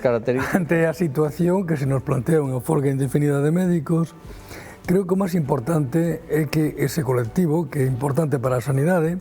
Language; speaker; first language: Galician; native; Galician